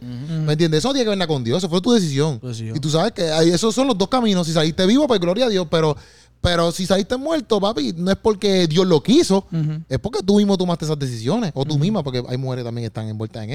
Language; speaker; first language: Spanish; native; Spanish